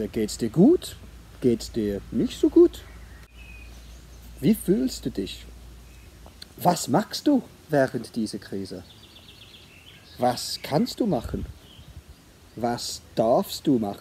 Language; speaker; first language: German; non-native, fluent; English